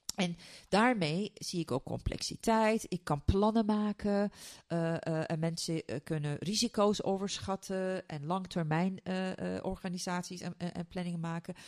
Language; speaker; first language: Dutch; non-native, fluent; Turkish